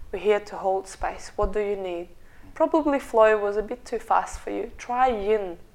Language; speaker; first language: English; non-native, fluent; Russian